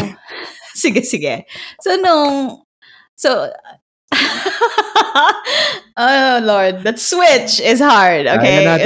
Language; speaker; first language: English; non-native, local second language; Filipino